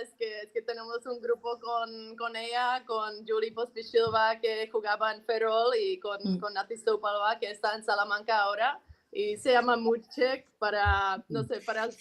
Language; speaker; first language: Spanish; non-native, fluent; Czech